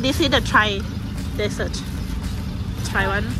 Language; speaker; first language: English; non-native, learner; Thai